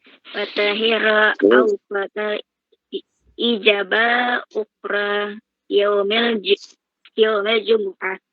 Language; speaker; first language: Arabic; non-native, learner; Indonesian